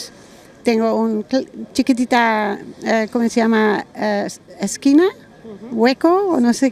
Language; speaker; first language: Spanish; non-native, learner; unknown